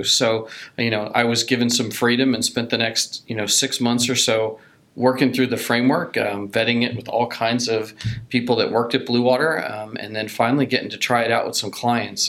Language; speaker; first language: English; native; English